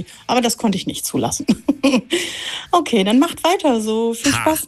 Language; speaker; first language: German; native; German